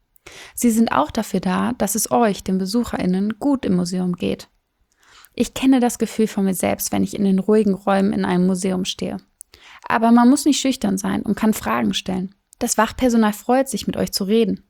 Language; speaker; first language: German; native; German